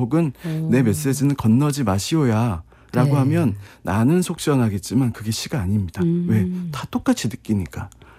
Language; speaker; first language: Korean; native; Korean